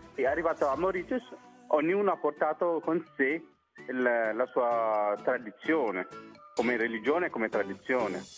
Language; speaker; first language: Italian; non-native, fluent; Morisyen